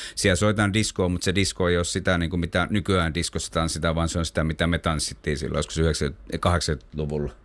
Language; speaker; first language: Finnish; native; Finnish